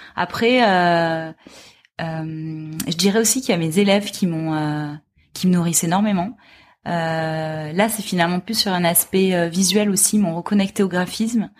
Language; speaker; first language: French; native; French